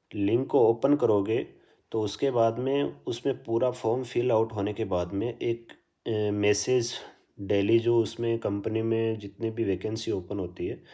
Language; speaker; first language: Hindi; native; Hindi